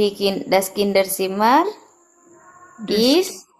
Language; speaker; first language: German; non-native, fluent; Indonesian